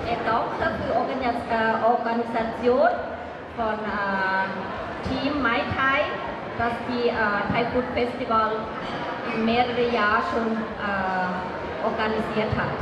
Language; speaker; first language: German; non-native, learner; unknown